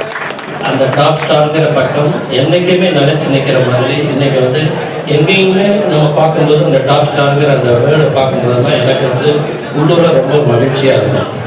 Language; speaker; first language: Tamil; native; Tamil